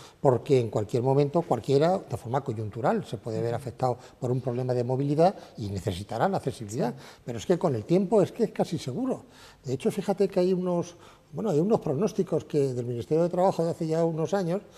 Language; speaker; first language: Spanish; native; Spanish